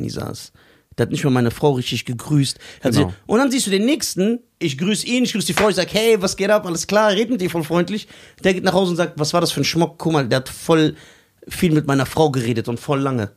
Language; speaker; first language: German; early bilingual, other home language; Persian